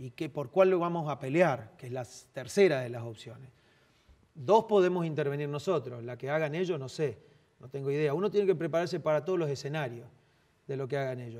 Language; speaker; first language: Spanish; native; Spanish